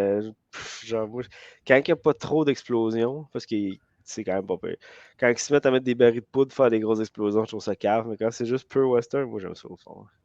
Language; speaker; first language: French; native; French